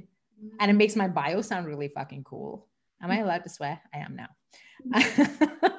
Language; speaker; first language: English; non-native, local second language; Hindi